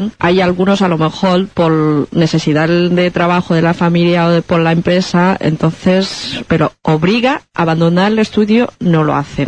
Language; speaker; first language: Spanish; non-native, learner; Chinese